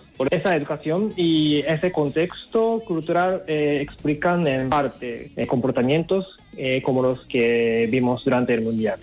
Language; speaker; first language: Spanish; non-native, fluent; Japanese